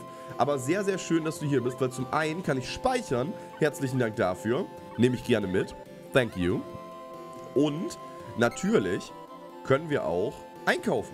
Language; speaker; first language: German; native; German